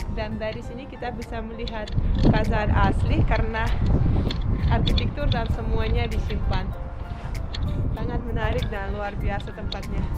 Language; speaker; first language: Indonesian; non-native, fluent; Russian